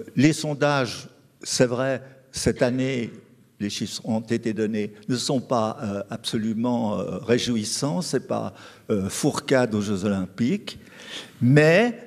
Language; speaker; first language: French; native; French